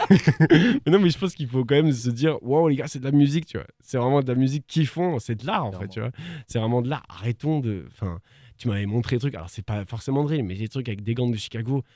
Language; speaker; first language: French; native; French